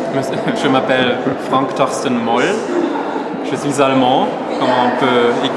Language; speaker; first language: French; non-native, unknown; German